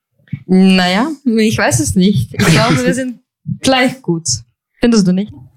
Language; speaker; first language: German; non-native, fluent; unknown